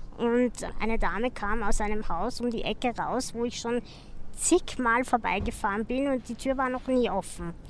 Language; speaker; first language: German; native; German